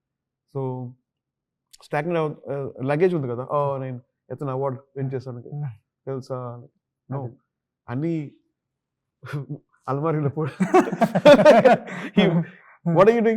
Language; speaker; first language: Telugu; non-native, learner; Tamil